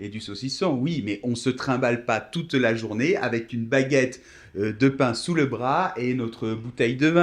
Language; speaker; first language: French; native; French